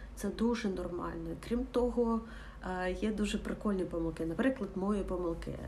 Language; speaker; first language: Ukrainian; non-native, local second language; Russian